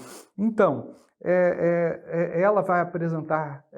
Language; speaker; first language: Portuguese; native; Portuguese